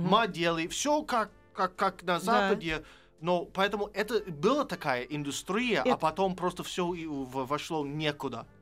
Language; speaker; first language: Russian; non-native, fluent; English